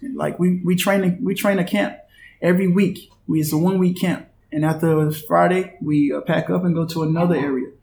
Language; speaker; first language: English; native; English